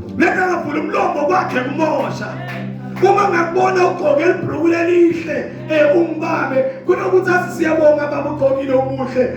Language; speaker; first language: Zulu; non-native, local second language; Swati